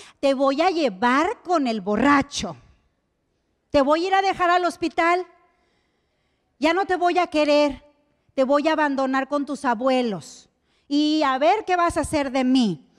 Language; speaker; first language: Spanish; native; Spanish